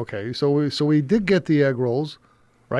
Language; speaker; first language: English; native; English